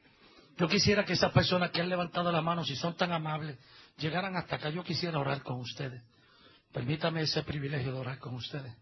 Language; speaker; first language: Spanish; native; Spanish